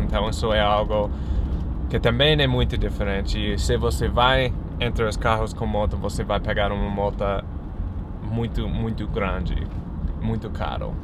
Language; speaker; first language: Portuguese; non-native, fluent; English